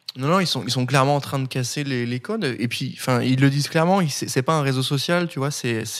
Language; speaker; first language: French; native; French